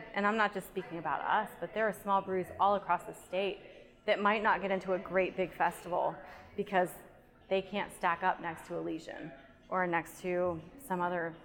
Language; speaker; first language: English; native; English